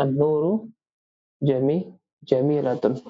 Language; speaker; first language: Arabic; non-native, fluent; Indonesian